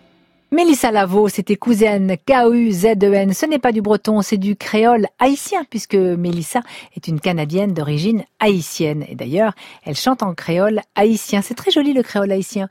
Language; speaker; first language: French; native; French